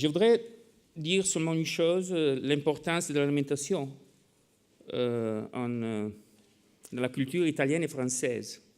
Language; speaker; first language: French; non-native, fluent; Italian